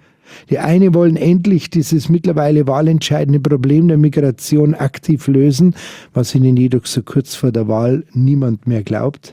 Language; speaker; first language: German; native; German